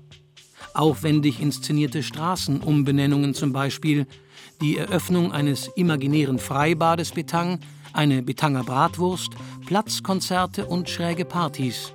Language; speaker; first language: German; native; German